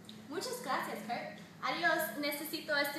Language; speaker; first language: Spanish; non-native, learner; English